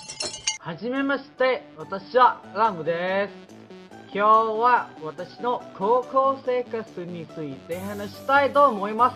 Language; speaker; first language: Japanese; non-native, learner; Thai